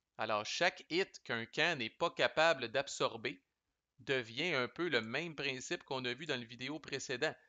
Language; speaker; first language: French; native; French